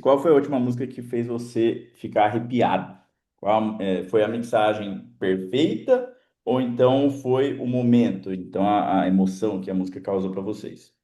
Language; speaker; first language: Portuguese; native; Portuguese